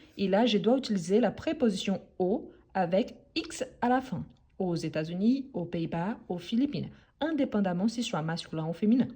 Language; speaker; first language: French; non-native, fluent; Portuguese